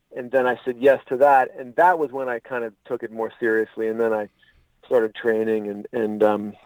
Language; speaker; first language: English; native; English